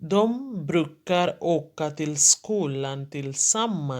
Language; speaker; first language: Swedish; non-native, fluent; Urdu